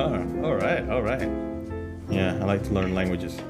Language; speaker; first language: English; non-native, fluent; Indonesian